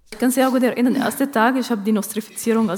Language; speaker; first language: German; non-native, fluent; Arabic